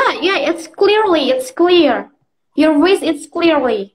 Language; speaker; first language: English; non-native, learner; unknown